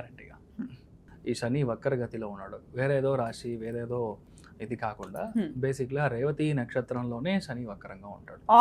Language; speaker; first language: Telugu; non-native, fluent; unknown